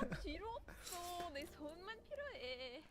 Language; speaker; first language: Korean; non-native, fluent; French